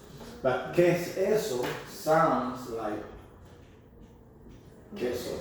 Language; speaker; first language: Spanish; non-native, learner; English